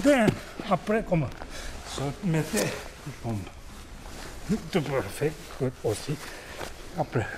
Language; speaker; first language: French; non-native, learner; Japanese